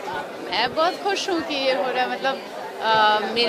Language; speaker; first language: Hindi; non-native, local second language; French